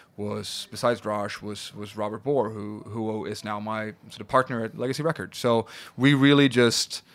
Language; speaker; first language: English; non-native, fluent; Swedish